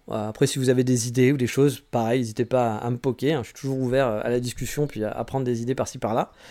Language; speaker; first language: French; native; French